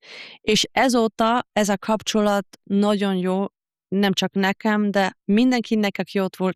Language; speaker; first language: Hungarian; non-native, fluent; German